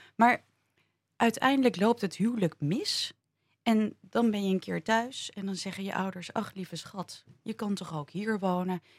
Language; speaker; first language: Dutch; native; Dutch